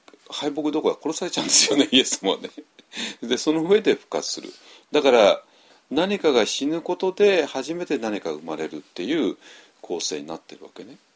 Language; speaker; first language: Japanese; native; Japanese